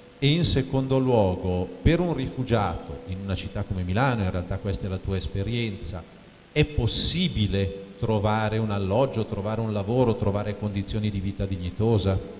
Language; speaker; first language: Italian; native; Italian